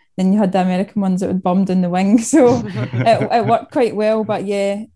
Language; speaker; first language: English; native; English